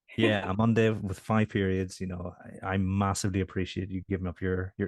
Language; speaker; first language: English; native; English